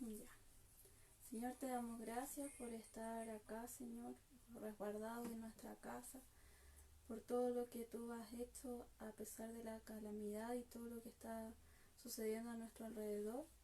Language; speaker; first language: Spanish; native; Spanish